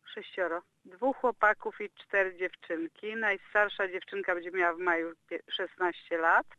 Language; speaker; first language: Polish; native; Polish